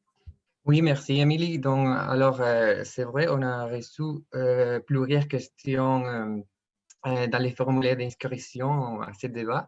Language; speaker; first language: French; non-native, fluent; Spanish